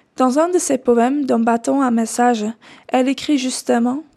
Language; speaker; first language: French; non-native, fluent; Dutch